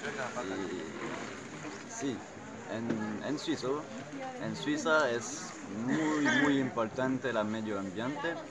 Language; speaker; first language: Spanish; non-native, learner; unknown